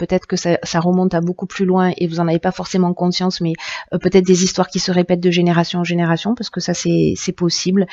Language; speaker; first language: French; native; French